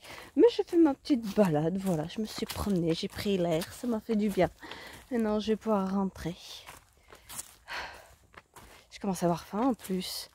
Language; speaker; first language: French; native; French